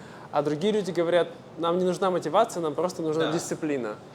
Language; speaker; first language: Russian; native; Russian